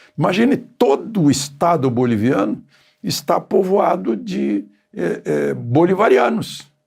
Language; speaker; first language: Portuguese; native; Portuguese